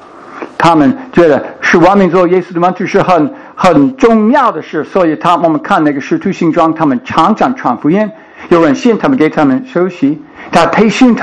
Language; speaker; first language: Chinese; non-native, fluent; English